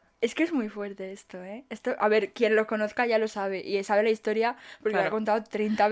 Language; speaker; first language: Spanish; native; Spanish